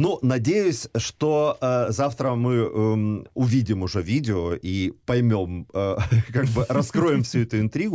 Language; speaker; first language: Russian; native; Russian